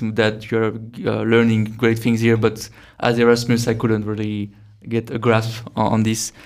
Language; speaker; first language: English; non-native, fluent; French